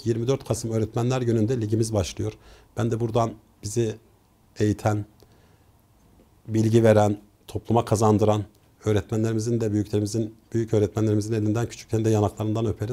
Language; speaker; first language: Turkish; native; Turkish